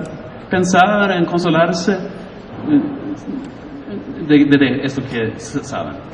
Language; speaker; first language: Spanish; non-native, learner; Swedish